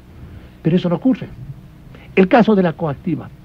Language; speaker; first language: Spanish; native; Spanish